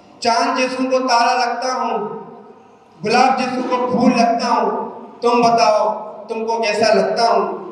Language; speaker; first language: Urdu; non-native, local second language; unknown